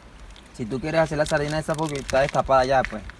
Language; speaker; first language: Spanish; native; Spanish